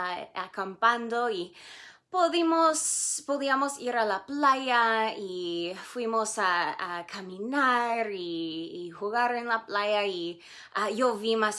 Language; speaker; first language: Spanish; non-native, fluent; English